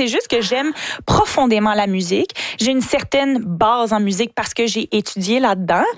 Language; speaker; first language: French; native; French